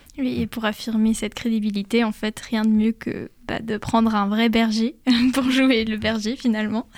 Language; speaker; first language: French; native; French